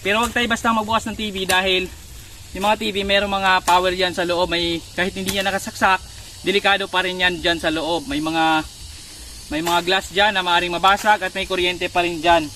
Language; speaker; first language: Filipino; native; Filipino